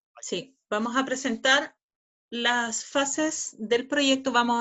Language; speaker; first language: Spanish; native; Spanish